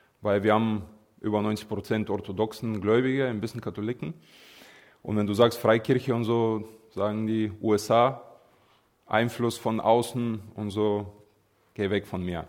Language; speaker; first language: German; non-native, fluent; Bulgarian